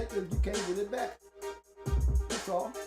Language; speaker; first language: English; native; English